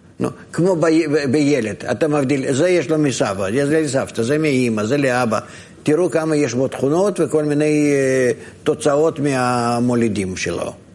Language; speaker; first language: Hebrew; non-native, fluent; Russian